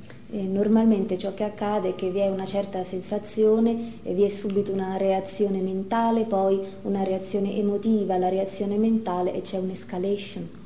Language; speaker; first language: Italian; native; Italian